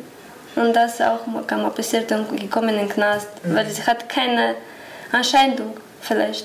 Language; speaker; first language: German; non-native, learner; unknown